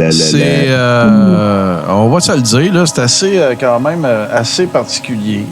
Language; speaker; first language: French; native; French